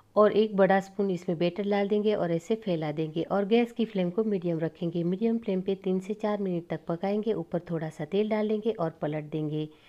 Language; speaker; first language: Hindi; non-native, local second language; Gujarati